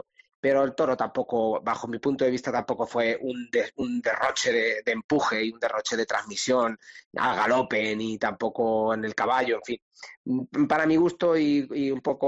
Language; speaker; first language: Spanish; native; Spanish